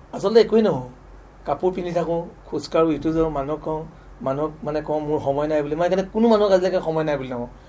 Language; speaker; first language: Assamese; native; Assamese